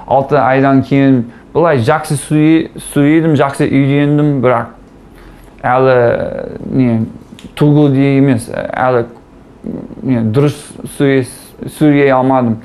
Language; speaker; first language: Kazakh; non-native, learner; English